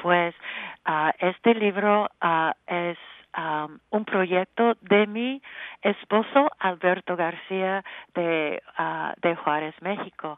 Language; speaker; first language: Spanish; non-native, learner; English